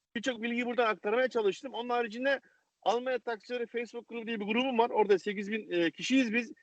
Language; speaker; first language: Turkish; native; Turkish